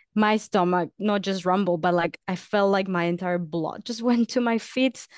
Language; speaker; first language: English; non-native, fluent; Spanish